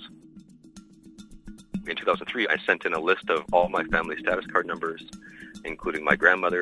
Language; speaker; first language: English; native; English